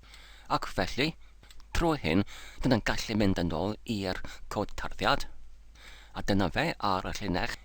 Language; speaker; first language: Welsh; non-native, learner; English